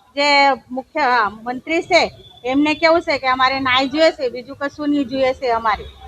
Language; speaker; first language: Gujarati; non-native, local second language; Marathi